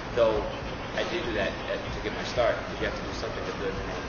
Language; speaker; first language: English; native; English